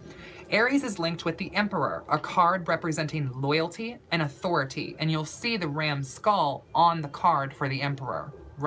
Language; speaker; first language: English; native; English